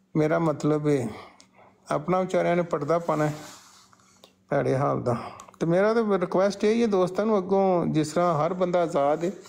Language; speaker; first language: Punjabi; native; Punjabi